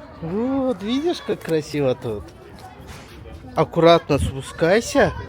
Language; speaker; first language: Russian; non-native, local second language; Azerbaijani